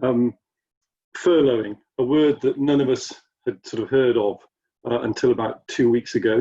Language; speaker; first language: English; native; English